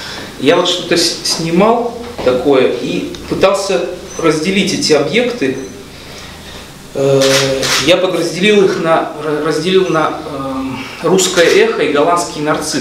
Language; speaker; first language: Russian; native; Russian